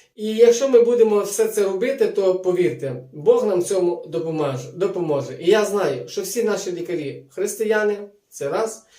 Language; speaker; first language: Ukrainian; native; Ukrainian